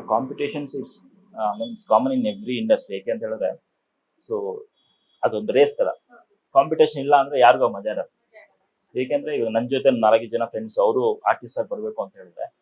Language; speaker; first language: Kannada; non-native, local second language; Telugu